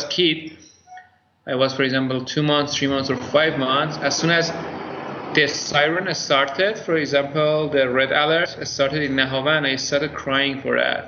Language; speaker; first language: English; non-native, fluent; Persian